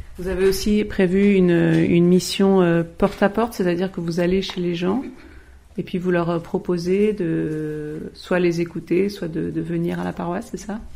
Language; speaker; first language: French; native; French